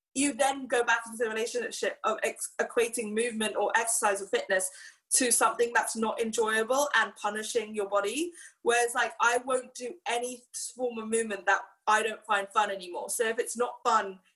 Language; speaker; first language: English; native; English